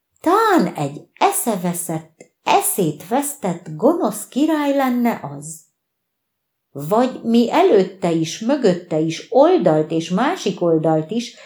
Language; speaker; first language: Hungarian; native; Hungarian